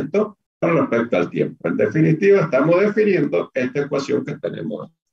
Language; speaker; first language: Spanish; native; Spanish